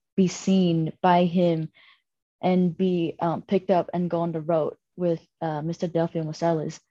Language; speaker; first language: English; non-native, fluent; Vietnamese